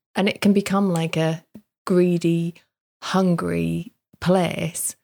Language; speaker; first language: English; native; English